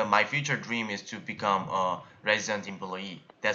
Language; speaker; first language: English; non-native, learner; Korean